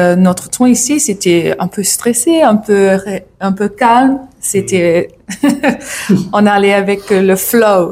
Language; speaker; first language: French; non-native, learner; English